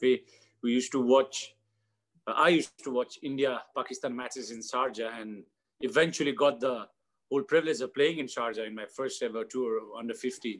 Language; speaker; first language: English; non-native, local second language; Nepali